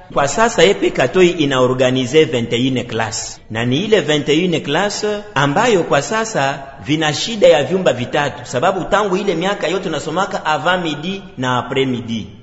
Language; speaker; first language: Swahili; native; Swahili